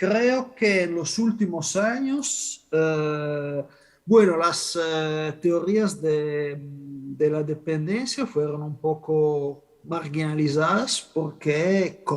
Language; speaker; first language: Spanish; non-native, fluent; Italian